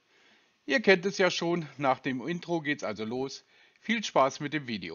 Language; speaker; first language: German; native; German